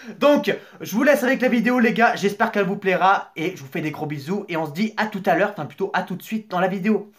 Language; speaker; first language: French; native; French